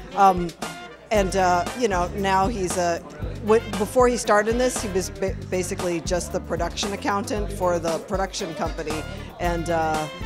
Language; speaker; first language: English; native; English